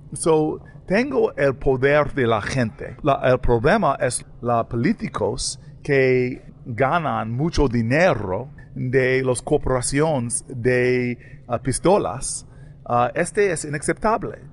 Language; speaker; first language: Spanish; non-native, learner; English